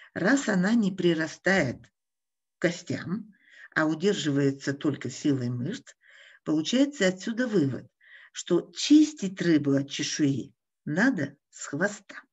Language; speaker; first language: Russian; native; Russian